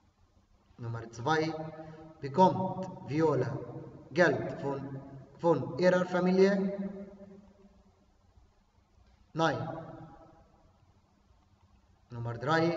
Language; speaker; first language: German; non-native, fluent; Arabic